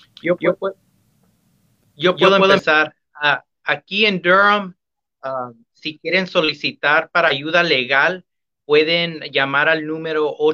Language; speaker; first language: Spanish; early bilingual, heritage; Spanish